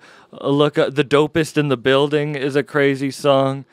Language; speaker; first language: English; native; English